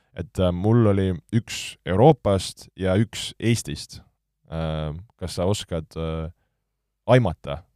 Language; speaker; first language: Estonian; native; Estonian